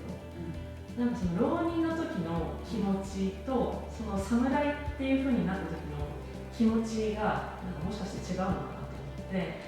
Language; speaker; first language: Japanese; native; Japanese